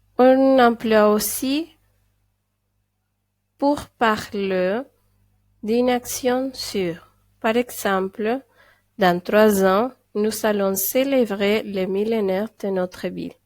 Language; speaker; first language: French; non-native, fluent; Spanish